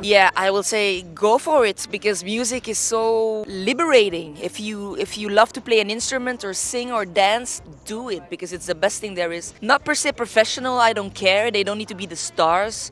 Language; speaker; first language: English; non-native, fluent; Dutch